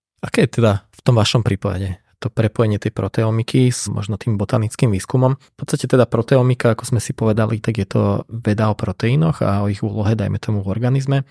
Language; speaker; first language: Slovak; native; Slovak